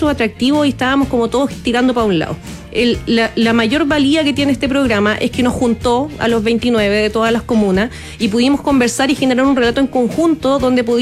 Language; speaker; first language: Spanish; native; Spanish